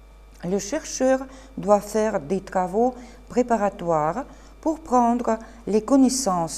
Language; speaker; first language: French; non-native, fluent; Russian